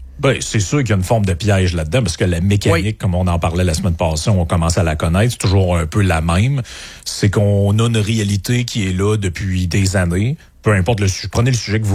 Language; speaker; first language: French; native; French